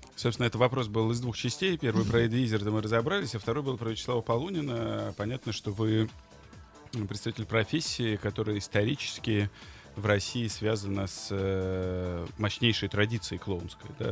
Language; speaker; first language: Russian; native; Russian